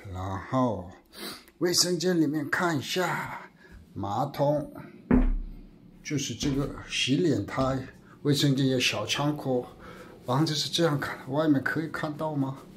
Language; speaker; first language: Chinese; non-native, learner; Korean